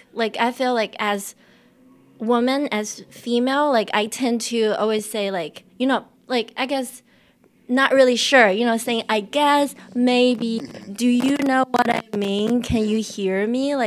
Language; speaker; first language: English; non-native, fluent; Chinese